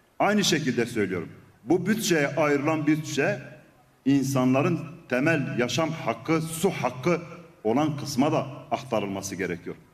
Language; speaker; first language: Turkish; non-native, local second language; Kurdish